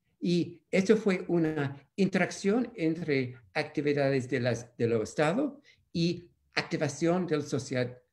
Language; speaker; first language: Spanish; non-native, fluent; English